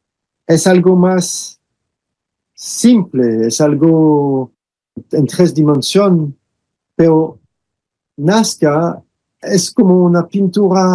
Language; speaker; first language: Spanish; non-native, fluent; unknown